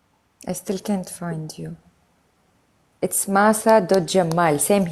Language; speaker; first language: English; non-native, fluent; Arabic